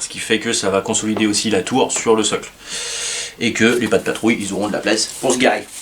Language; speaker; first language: French; native; French